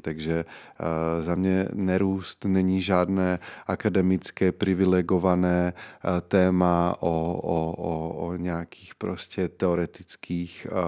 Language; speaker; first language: Czech; native; Czech